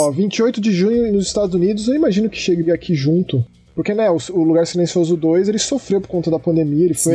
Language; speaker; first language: Portuguese; native; Portuguese